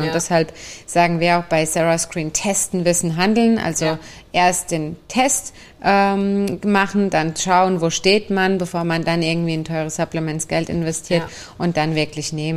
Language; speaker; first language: German; native; German